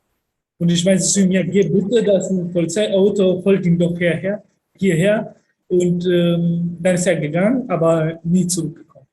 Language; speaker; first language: German; early bilingual, other home language; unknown